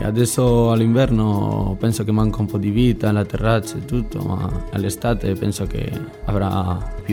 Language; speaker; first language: Italian; non-native, learner; Spanish